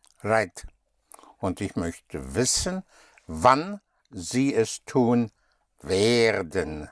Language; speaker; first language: German; non-native, fluent; English